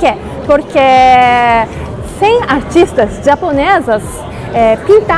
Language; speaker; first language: Portuguese; non-native, learner; Japanese